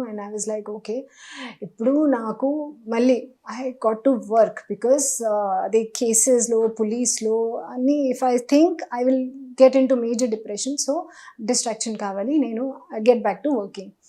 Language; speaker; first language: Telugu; non-native, local second language; Hindi